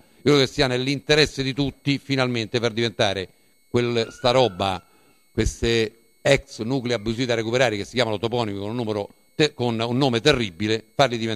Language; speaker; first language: Italian; native; Italian